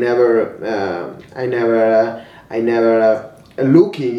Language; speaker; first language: English; non-native, learner; Italian